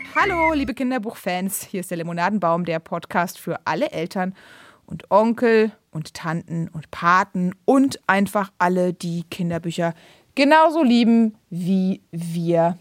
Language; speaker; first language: German; native; German